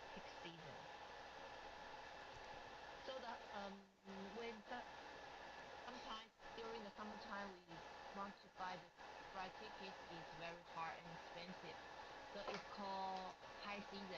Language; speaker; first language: English; non-native, learner; Chinese